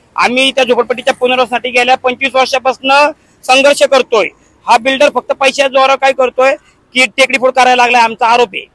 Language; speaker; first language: Marathi; native; Marathi